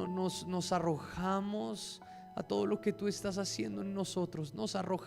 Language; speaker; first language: Spanish; native; Spanish